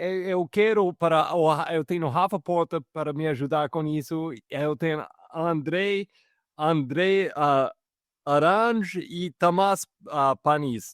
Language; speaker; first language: Portuguese; non-native, fluent; English